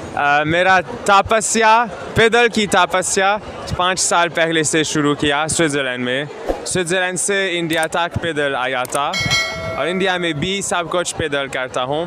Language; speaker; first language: Hindi; non-native, learner; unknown